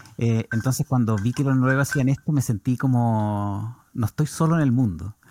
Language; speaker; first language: Spanish; native; Spanish